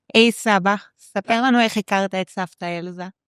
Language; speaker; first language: Hebrew; early bilingual, other home language; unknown